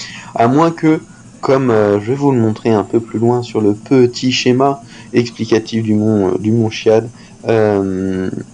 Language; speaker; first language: French; native; French